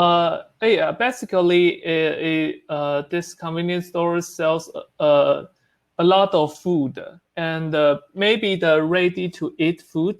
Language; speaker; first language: English; non-native, learner; Chinese